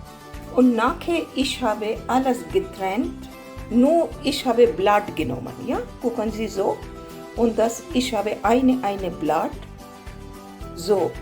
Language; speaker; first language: German; non-native, learner; Hindi